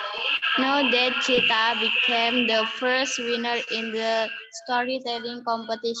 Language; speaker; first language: English; non-native, learner; Indonesian